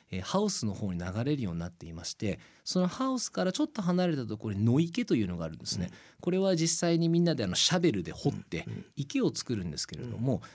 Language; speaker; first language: Japanese; native; Japanese